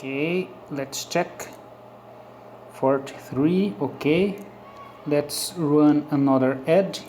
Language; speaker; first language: English; non-native, learner; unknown